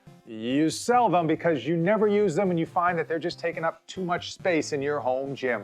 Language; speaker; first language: English; native; English